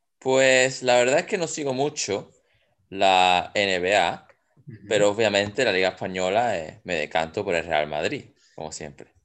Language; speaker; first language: Spanish; native; Spanish